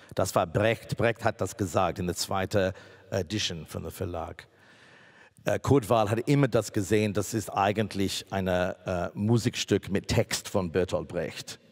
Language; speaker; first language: German; non-native, fluent; English